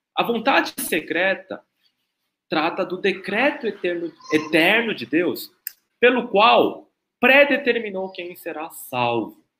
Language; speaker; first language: Portuguese; non-native, fluent; Korean